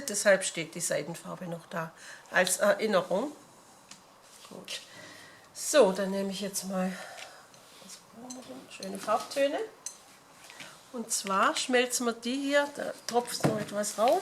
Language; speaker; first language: German; native; German